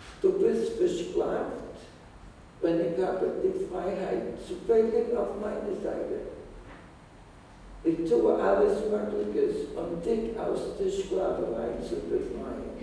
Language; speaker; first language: German; non-native, fluent; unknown